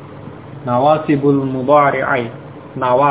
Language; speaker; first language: Arabic; non-native, fluent; Indonesian